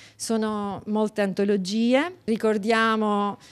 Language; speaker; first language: Italian; non-native, fluent; Albanian